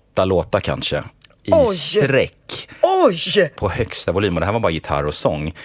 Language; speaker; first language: Swedish; native; Swedish